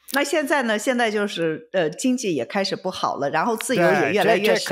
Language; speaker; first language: Chinese; native; Chinese